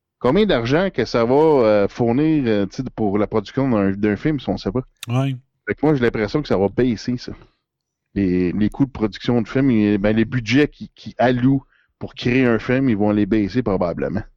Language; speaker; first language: French; native; French